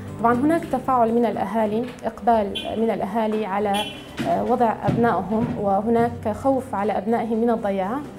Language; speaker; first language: Arabic; native; Arabic